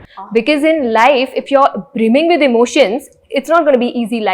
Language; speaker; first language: English; non-native, local second language; Hindi